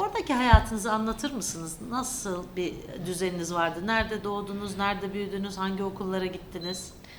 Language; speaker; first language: Turkish; native; Turkish